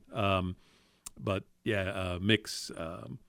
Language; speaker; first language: English; native; English